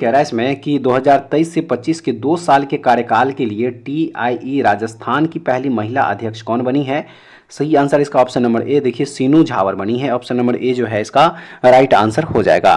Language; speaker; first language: Hindi; native; Hindi